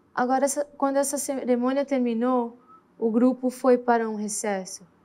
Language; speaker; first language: Portuguese; native; Portuguese